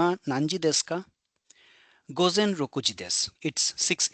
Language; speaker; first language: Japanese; non-native, fluent; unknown